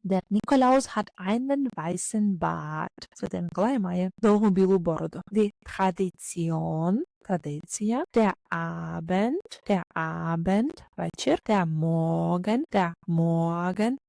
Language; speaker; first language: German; non-native, fluent; Ukrainian